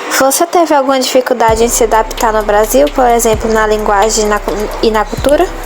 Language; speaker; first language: Portuguese; native; Portuguese